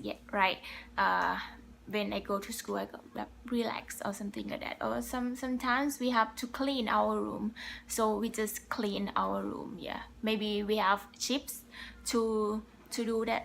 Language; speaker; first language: English; non-native, learner; Thai